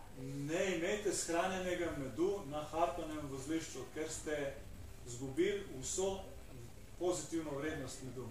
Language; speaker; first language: Slovenian; native; Slovenian